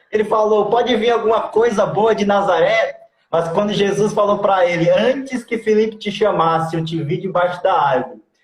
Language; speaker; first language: Portuguese; native; Portuguese